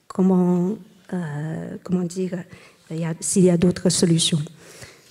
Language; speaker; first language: French; non-native, learner; Chinese